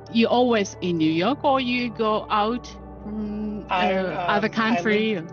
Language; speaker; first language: English; non-native, learner; Japanese